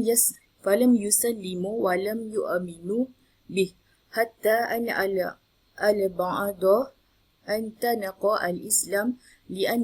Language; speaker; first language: Arabic; non-native, learner; Malay